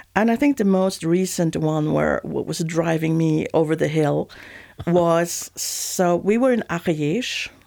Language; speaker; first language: English; non-native, fluent; Swedish